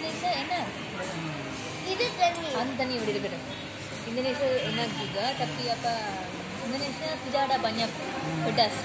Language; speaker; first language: Indonesian; non-native, learner; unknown